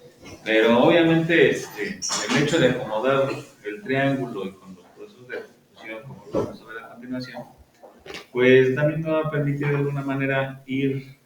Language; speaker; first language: Spanish; native; Spanish